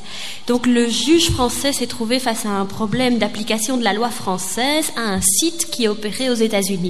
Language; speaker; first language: French; native; French